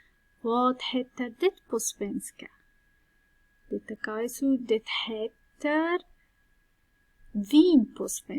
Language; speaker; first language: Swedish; non-native, fluent; Pashto